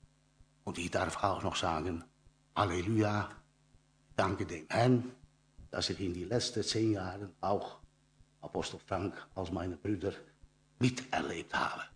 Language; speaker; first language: German; non-native, learner; Dutch